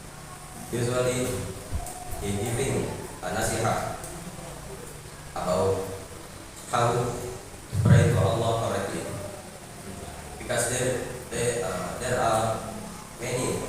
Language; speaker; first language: English; non-native, learner; Indonesian